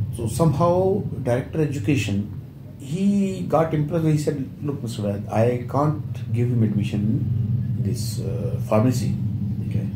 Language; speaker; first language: English; non-native, local second language; Punjabi